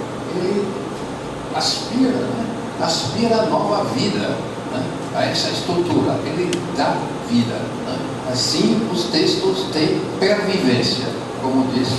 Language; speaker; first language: Portuguese; non-native, fluent; German